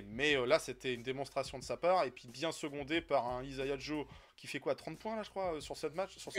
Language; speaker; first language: French; native; French